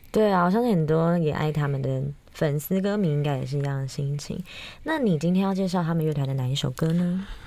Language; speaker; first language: Chinese; native; Chinese